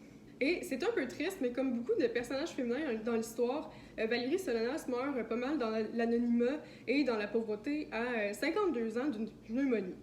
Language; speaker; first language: French; native; French